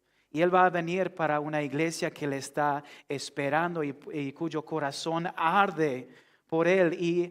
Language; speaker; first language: Spanish; non-native, fluent; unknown